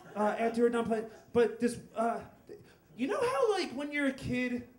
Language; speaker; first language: English; native; English